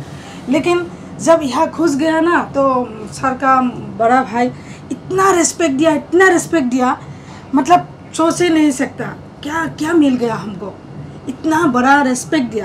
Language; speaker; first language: Hindi; non-native, local second language; Assamese